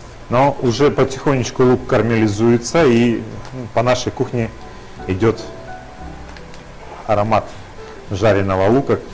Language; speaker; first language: Russian; native; Russian